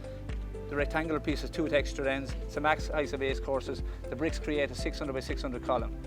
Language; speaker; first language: English; native; English